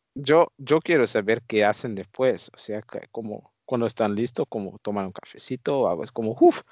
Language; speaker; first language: Spanish; non-native, fluent; Dutch